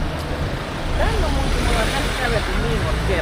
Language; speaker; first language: Finnish; native; Finnish